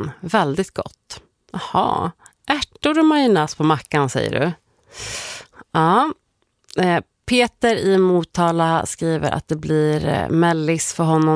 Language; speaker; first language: Swedish; native; Swedish